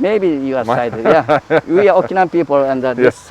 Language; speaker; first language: English; non-native, learner; Japanese